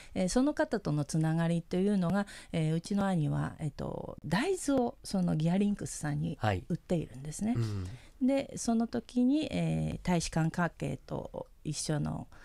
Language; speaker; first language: Japanese; early bilingual, heritage; Spanish